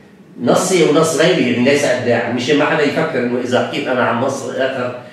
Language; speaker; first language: Arabic; native; Arabic